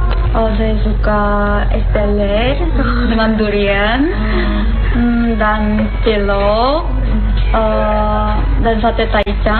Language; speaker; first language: Indonesian; non-native, fluent; Korean